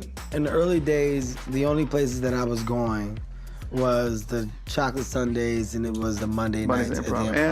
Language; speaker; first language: English; native; English